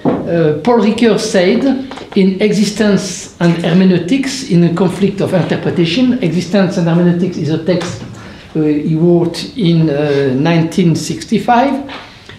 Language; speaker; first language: English; non-native, fluent; French